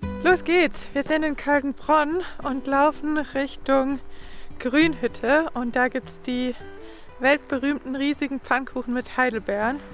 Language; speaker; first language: German; native; German